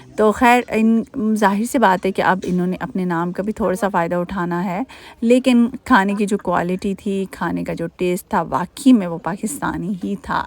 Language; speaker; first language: Urdu; native; Urdu